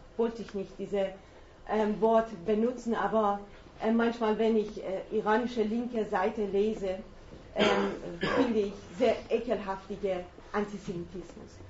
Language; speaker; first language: German; non-native, fluent; Persian